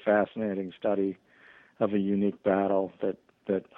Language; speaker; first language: English; native; English